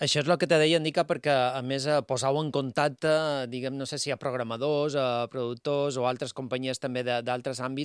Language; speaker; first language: Catalan; native; Catalan